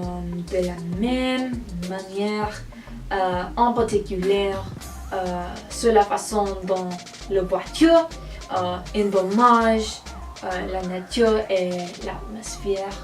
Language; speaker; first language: French; non-native, learner; English